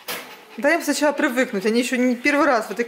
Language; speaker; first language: Russian; native; Russian